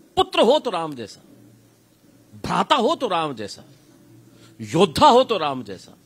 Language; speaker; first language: Hindi; native; Hindi